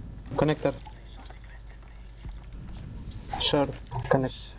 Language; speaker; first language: English; non-native, learner; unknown